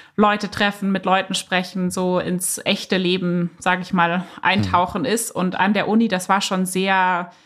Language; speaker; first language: German; native; German